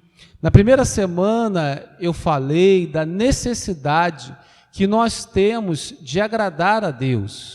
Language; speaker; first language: Portuguese; native; Portuguese